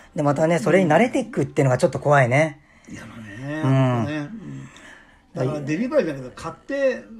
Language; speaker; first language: Japanese; native; Japanese